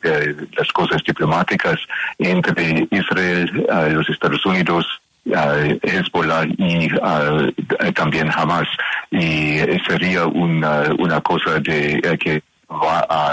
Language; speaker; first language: Spanish; non-native, learner; English